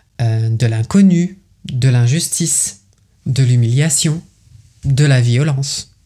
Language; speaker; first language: French; native; French